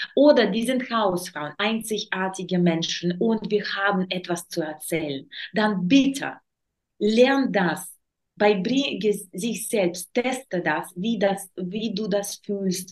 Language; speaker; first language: German; non-native, learner; Russian